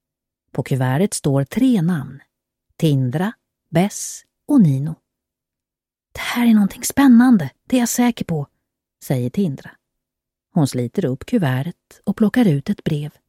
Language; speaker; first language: Swedish; native; Swedish